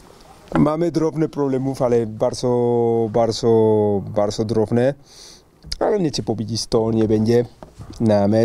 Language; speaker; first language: Polish; non-native, learner; Spanish